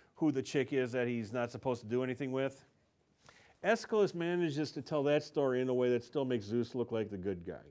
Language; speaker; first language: English; native; English